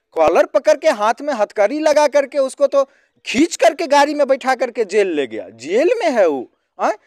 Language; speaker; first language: Hindi; native; Hindi